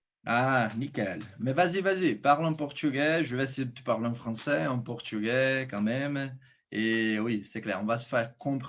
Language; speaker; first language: French; non-native, fluent; Portuguese